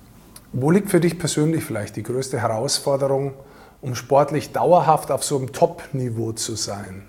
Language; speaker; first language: German; native; German